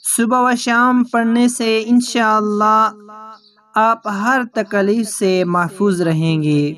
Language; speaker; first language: Urdu; native; Urdu